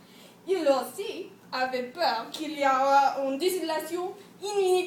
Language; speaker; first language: French; non-native, learner; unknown